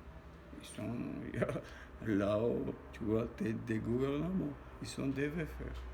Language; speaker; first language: French; non-native, learner; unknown